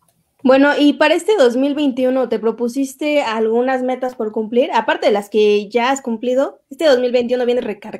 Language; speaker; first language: Spanish; native; Spanish